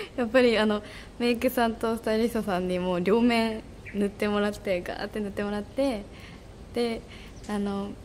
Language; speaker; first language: Japanese; native; Japanese